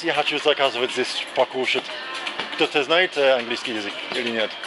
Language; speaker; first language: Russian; non-native, learner; English